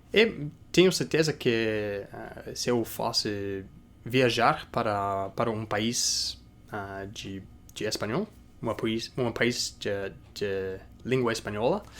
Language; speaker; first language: Portuguese; non-native, fluent; English